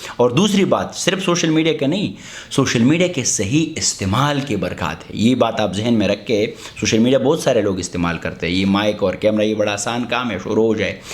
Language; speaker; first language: Urdu; non-native, local second language; Pashto